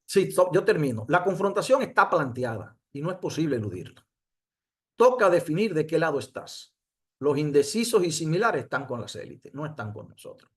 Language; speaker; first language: Spanish; native; Spanish